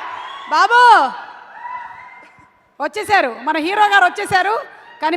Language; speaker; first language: Telugu; native; Telugu